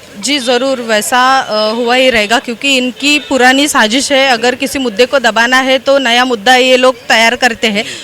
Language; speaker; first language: Hindi; non-native, local second language; Marathi